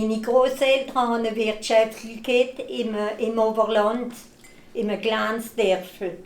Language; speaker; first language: German; non-native, local second language; Swiss German